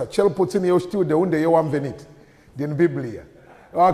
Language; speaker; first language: Romanian; non-native, learner; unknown